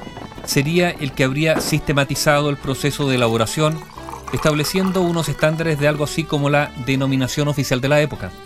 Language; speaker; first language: Spanish; native; Spanish